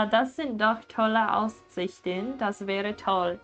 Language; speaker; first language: German; non-native, learner; English